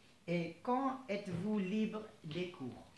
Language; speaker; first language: French; non-native, fluent; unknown